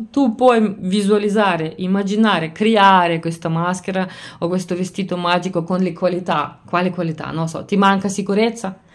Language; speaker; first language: Italian; non-native, fluent; Lithuanian